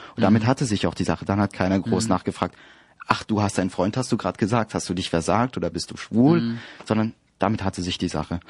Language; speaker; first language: German; early bilingual, other home language; French